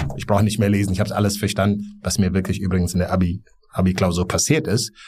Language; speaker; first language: German; non-native, fluent; Wolof